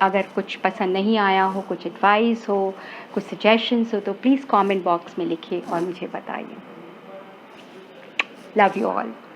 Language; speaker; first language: Hindi; native; Hindi